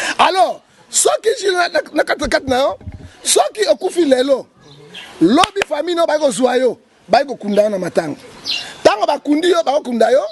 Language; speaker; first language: Lingala; native; Lingala